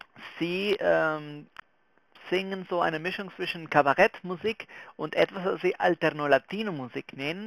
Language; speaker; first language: German; non-native, fluent; Spanish